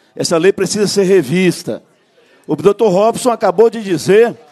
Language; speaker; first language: Portuguese; native; Portuguese